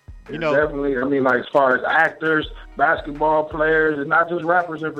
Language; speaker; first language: English; native; English